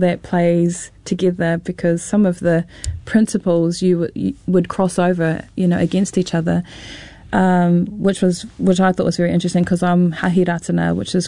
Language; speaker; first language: English; non-native, local second language; Māori